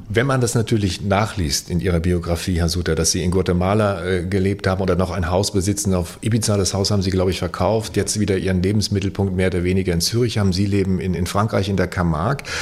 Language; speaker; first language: German; native; German